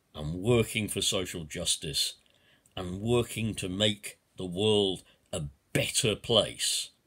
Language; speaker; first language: English; native; English